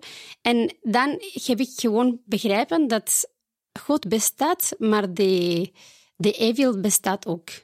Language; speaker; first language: Dutch; non-native, fluent; Spanish